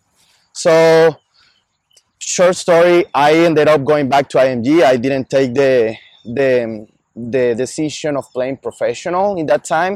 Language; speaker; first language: English; non-native, fluent; Spanish